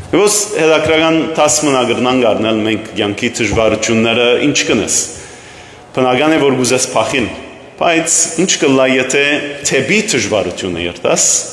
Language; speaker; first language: Armenian; early bilingual, heritage; Armenian